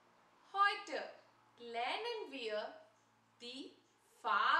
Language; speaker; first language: German; non-native, learner; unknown